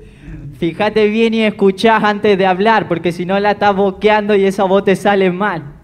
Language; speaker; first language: Spanish; native; Spanish